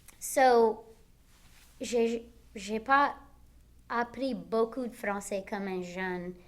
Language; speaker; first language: French; non-native, local second language; English